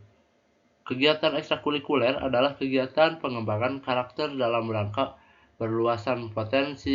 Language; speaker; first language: Indonesian; native; Indonesian